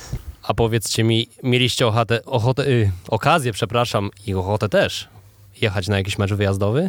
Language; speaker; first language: Polish; native; Polish